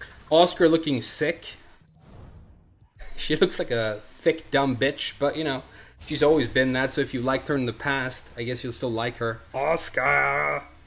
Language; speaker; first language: English; native; English